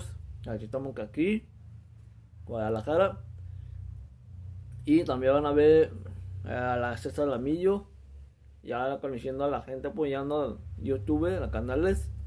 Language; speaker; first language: Spanish; non-native, local second language; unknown